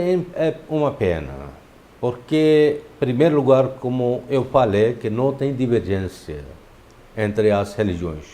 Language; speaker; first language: Portuguese; non-native, fluent; Urdu